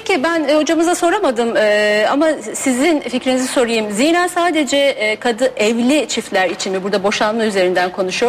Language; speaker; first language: Turkish; native; Turkish